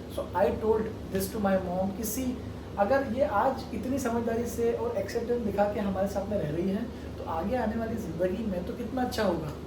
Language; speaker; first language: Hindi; non-native, local second language; Marathi